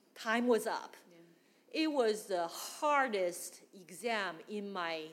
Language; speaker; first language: English; non-native, fluent; Chinese